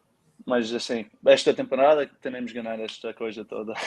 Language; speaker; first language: Portuguese; early bilingual, heritage; Portuguese